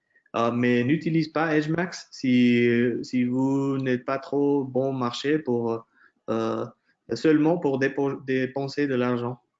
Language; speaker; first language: French; non-native, fluent; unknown